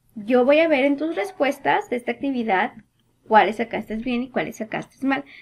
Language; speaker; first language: Spanish; native; Spanish